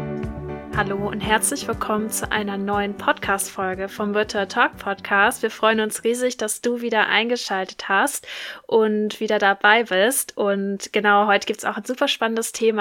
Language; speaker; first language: German; native; German